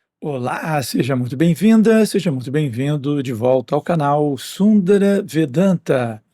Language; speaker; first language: Portuguese; native; Portuguese